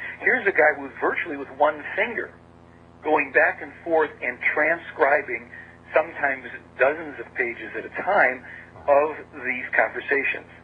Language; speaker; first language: English; native; English